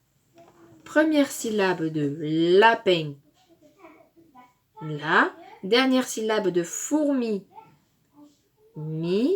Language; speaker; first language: French; native; French